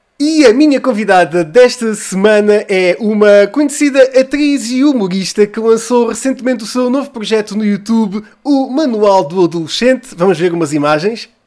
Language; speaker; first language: Portuguese; native; Portuguese